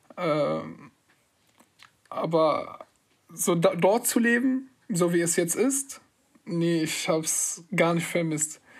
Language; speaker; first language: German; non-native, fluent; Arabic